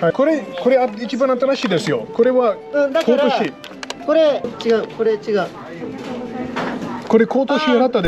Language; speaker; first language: Japanese; non-native, learner; English